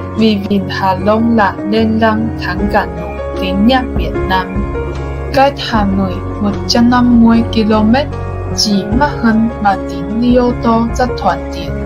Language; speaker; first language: Vietnamese; non-native, learner; Chinese